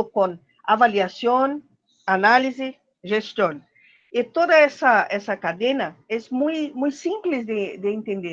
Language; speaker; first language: Spanish; non-native, learner; Portuguese